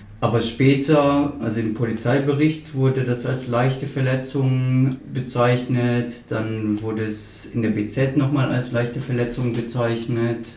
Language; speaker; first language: German; native; German